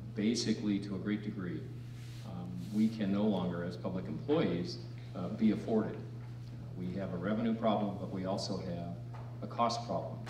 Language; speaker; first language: English; native; English